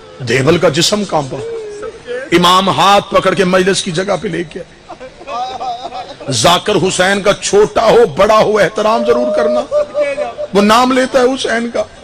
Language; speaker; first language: Urdu; non-native, local second language; Punjabi